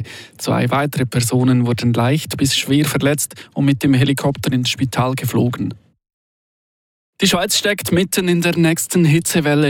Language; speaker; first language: German; native; German